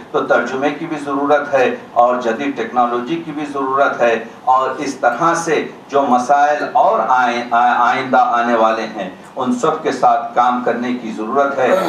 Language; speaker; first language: Urdu; native; Urdu